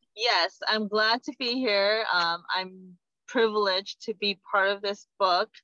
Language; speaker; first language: English; non-native, fluent; Korean